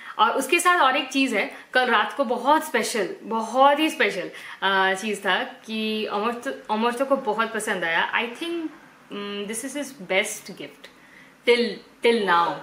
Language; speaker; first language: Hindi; non-native, local second language; Bangla